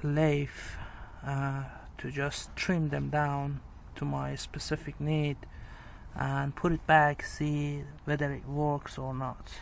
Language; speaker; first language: English; non-native, fluent; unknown